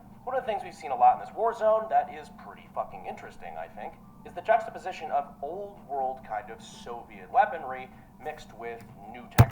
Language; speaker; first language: English; native; English